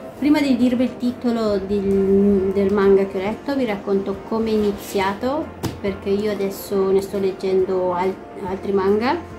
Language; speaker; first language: Italian; non-native, fluent; Spanish